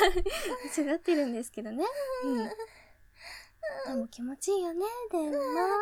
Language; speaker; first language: Japanese; native; Japanese